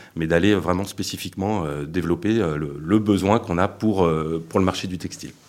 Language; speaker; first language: French; native; French